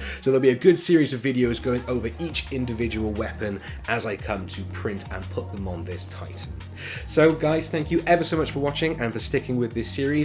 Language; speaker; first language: English; native; English